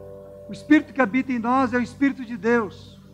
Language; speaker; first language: Portuguese; native; Portuguese